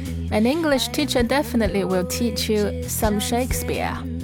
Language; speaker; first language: English; non-native, fluent; Chinese